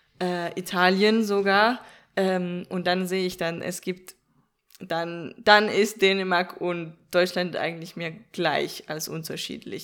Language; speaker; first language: German; non-native, fluent; Danish